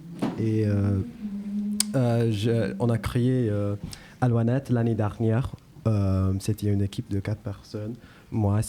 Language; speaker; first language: French; non-native, learner; English